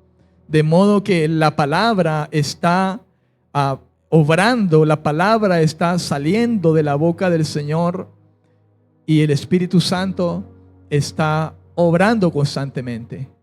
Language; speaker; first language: Spanish; native; Spanish